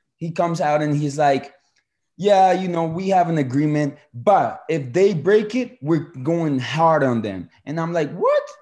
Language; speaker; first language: English; early bilingual, other home language; Spanish